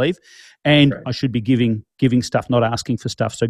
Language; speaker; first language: English; native; English